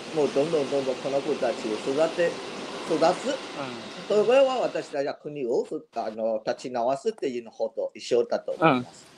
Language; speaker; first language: Japanese; non-native, fluent; Burmese